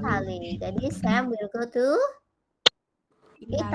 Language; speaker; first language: English; non-native, fluent; Indonesian